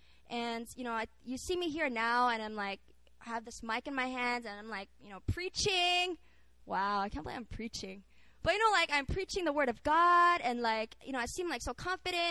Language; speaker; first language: English; non-native, local second language; Korean